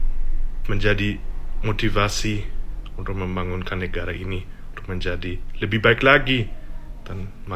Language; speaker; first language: Indonesian; non-native, fluent; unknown